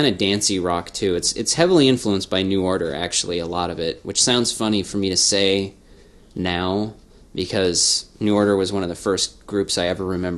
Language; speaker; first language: English; native; English